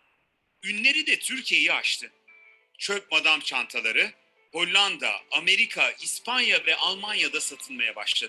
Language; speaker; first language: Turkish; native; Turkish